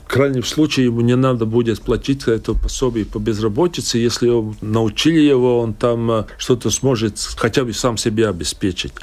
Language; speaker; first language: Russian; native; Russian